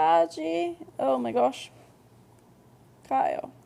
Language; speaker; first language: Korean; non-native, fluent; English